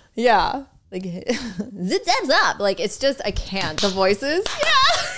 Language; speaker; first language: English; native; English